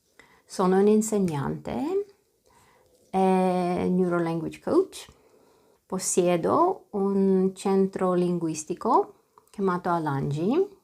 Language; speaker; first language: Italian; non-native, learner; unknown